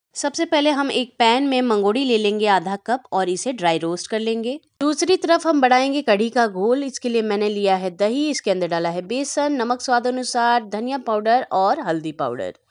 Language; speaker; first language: Hindi; native; Hindi